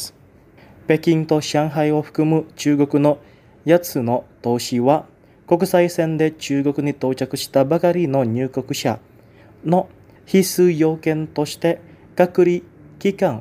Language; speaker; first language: Japanese; non-native, fluent; Indonesian